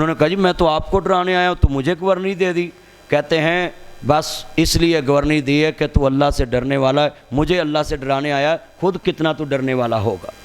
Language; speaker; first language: Urdu; non-native, local second language; Punjabi